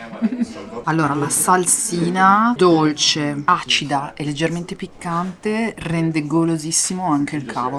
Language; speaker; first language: Italian; native; Italian